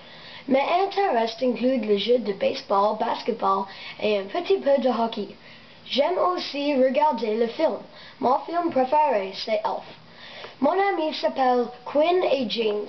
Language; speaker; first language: French; non-native, learner; English